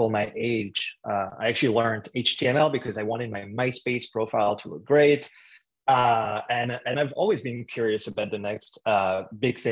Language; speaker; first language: English; non-native, fluent; French